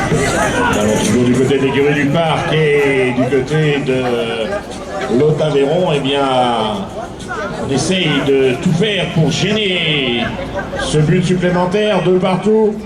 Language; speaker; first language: French; native; French